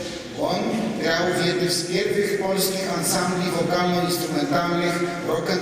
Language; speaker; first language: Polish; non-native, fluent; Russian